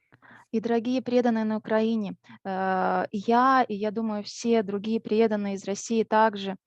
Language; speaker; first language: Russian; native; Russian